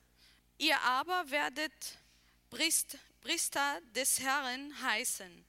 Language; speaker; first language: German; non-native, learner; Arabic